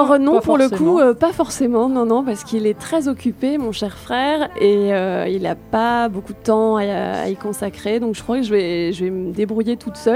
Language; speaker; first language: French; native; French